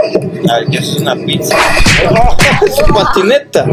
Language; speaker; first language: Spanish; native; Spanish